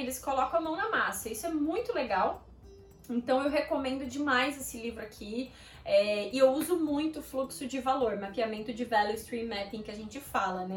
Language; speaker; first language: Portuguese; native; Portuguese